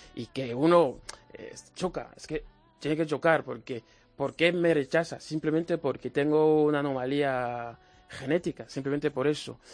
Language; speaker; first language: Spanish; non-native, fluent; French